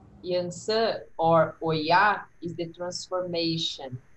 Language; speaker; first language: English; non-native, fluent; Portuguese